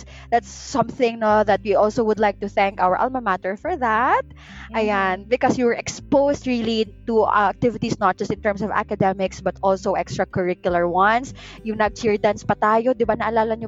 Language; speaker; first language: English; non-native, local second language; Cebuano